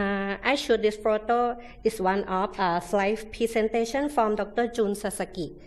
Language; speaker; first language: English; non-native, learner; Thai